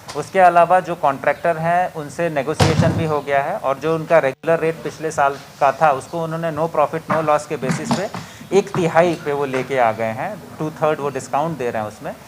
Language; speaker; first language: Hindi; non-native, local second language; Marathi